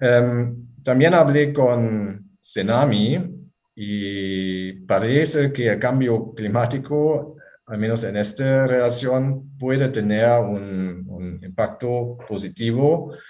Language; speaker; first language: Spanish; non-native, fluent; German